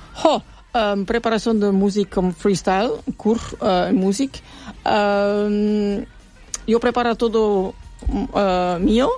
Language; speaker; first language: Spanish; non-native, learner; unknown